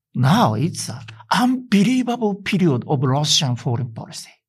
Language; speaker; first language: English; non-native, learner; Japanese